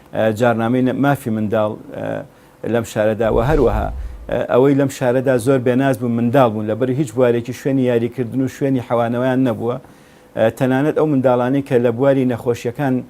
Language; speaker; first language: Central Kurdish; native; Central Kurdish